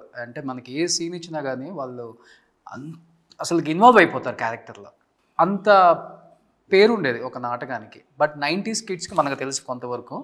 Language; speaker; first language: Telugu; native; Telugu